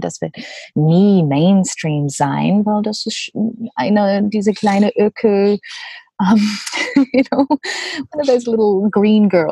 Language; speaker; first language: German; non-native, learner; English